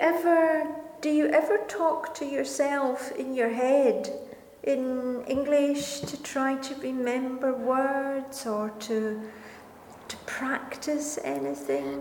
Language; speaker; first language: English; non-native, fluent; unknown